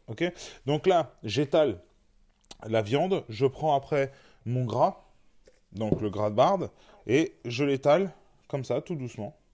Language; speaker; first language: French; native; French